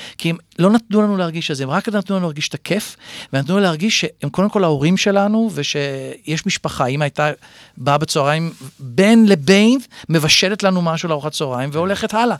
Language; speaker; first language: Hebrew; native; Hebrew